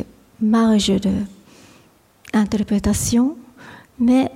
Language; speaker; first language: French; non-native, fluent; Japanese